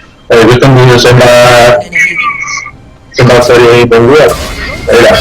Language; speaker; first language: Basque; non-native, local second language; Spanish